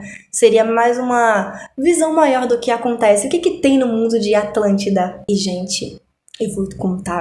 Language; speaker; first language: Portuguese; native; Portuguese